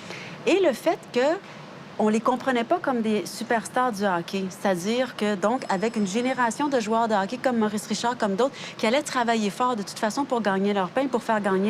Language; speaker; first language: French; native; French